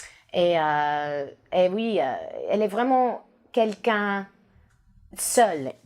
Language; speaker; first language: French; non-native, learner; English